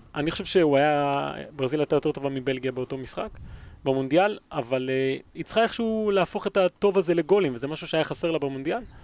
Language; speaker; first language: Hebrew; early bilingual, other home language; Spanish